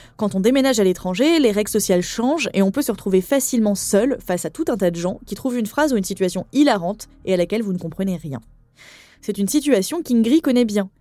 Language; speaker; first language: French; native; French